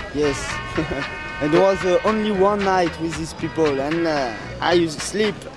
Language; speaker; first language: English; non-native, learner; French